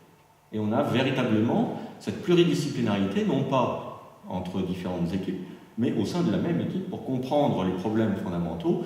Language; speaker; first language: French; native; French